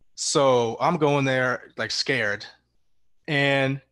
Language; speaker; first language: English; native; English